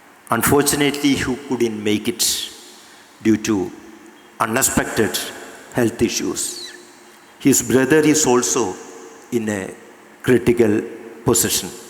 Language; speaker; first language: English; non-native, local second language; Malayalam